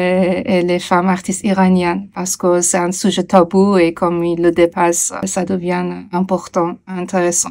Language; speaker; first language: French; non-native, fluent; Persian